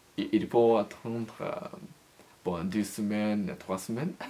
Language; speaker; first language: French; non-native, learner; Japanese